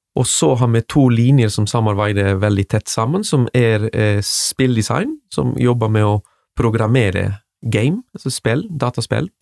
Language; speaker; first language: Norwegian; non-native, fluent; Spanish